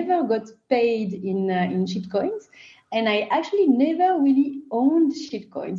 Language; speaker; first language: English; non-native, fluent; French